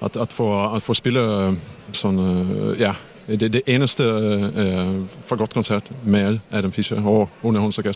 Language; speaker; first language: Danish; non-native, fluent; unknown